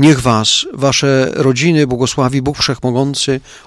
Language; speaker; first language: Polish; native; Polish